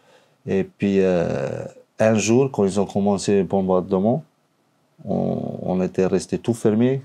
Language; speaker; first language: French; non-native, learner; Albanian